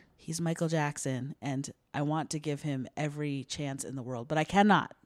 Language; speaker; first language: English; native; English